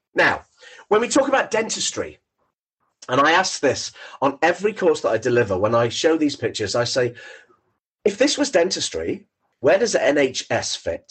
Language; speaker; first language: English; native; English